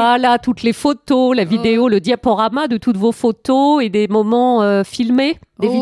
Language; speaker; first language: French; native; French